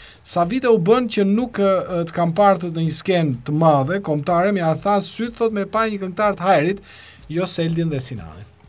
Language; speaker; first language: Albanian; native; Albanian